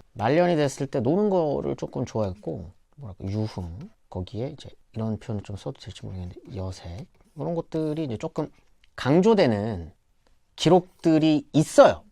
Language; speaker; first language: Korean; native; Korean